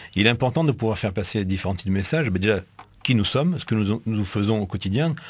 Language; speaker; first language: French; native; French